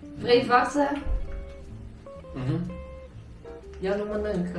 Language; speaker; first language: Romanian; non-native, learner; Dutch